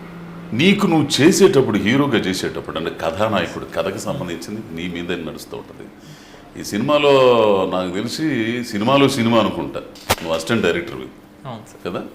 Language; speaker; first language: Telugu; native; Telugu